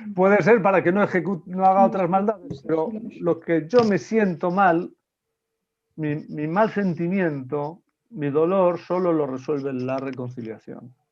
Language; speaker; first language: Spanish; native; Spanish